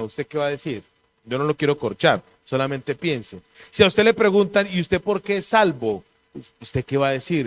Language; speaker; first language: Spanish; native; Spanish